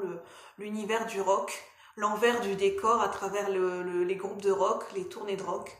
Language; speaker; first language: French; native; French